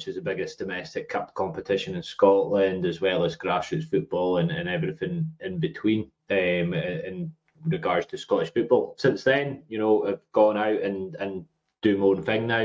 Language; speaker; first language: English; native; English